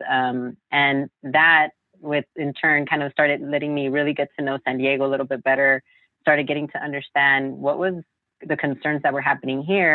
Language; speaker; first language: English; native; English